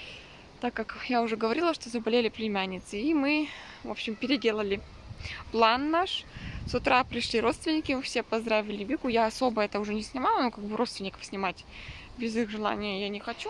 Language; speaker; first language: Russian; native; Russian